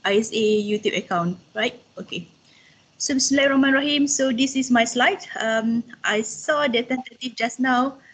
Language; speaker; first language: English; non-native, local second language; Malay